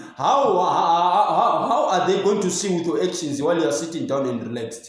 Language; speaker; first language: English; non-native, local second language; Zulu